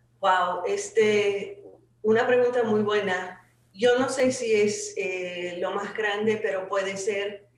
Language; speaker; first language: Spanish; non-native, fluent; English